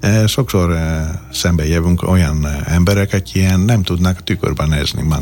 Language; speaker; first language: Hungarian; non-native, fluent; Greek